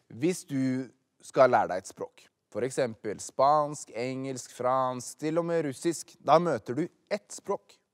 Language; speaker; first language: Norwegian; native; Norwegian